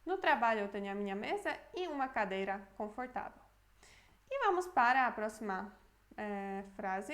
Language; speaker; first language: Portuguese; non-native, fluent; Polish